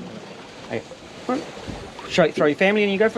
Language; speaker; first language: English; native; English